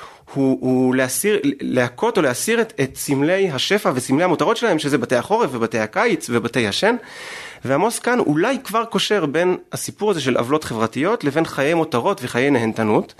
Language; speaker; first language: Hebrew; native; Hebrew